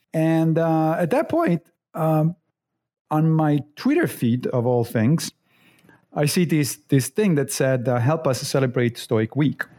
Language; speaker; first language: English; non-native, fluent; Italian